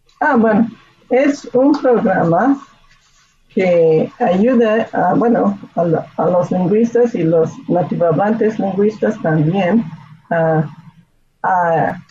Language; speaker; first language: Spanish; non-native, fluent; English